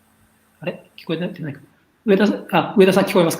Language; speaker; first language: Japanese; native; Japanese